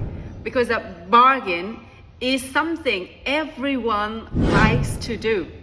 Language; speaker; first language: English; non-native, fluent; Vietnamese